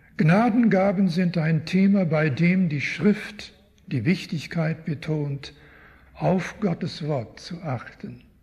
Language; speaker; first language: German; early bilingual, heritage; German